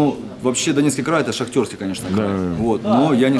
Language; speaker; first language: Russian; native; Russian